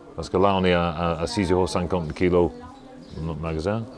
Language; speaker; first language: French; non-native, fluent; English